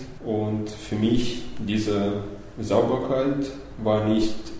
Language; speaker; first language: German; early bilingual, other home language; Russian